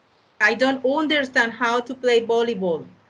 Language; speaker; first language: English; non-native, learner; Spanish